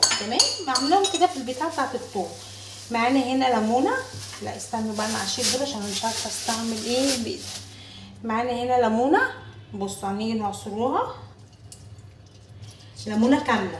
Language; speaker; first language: Arabic; native; Arabic